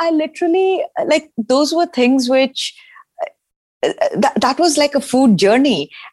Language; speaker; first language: English; non-native, local second language; Hindi